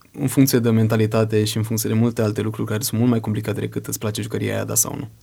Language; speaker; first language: Romanian; early bilingual, heritage; Romanian